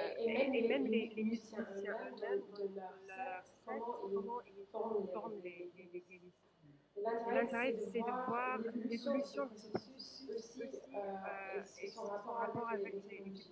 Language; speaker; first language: French; non-native, fluent; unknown